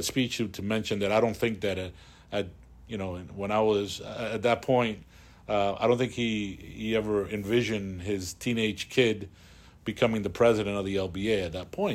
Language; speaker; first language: English; early bilingual, other home language; Spanish